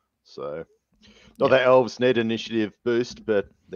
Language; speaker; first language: English; native; English